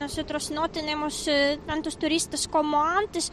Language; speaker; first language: Spanish; non-native, fluent; Ukrainian